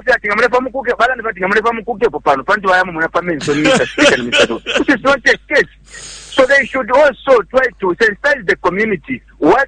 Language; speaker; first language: English; non-native, local second language; Bemba